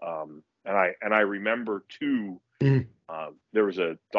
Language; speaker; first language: English; native; English